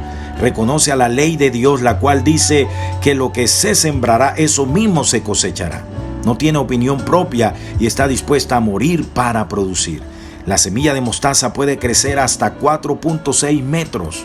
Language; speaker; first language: Spanish; native; Spanish